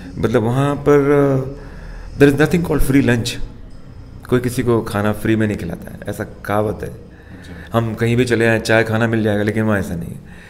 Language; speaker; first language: Hindi; non-native, local second language; Urdu